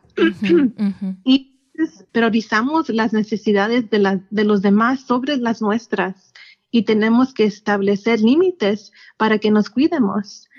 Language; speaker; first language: Spanish; early bilingual, heritage; Spanish